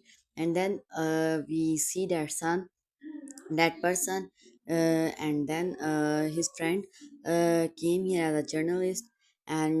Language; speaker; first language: English; non-native, local second language; Urdu